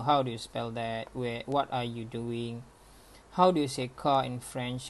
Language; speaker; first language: English; non-native, local second language; Malay